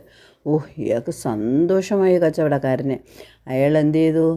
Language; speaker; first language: Malayalam; native; Malayalam